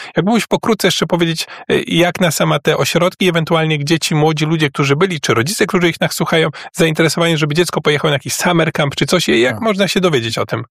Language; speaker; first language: Polish; native; Polish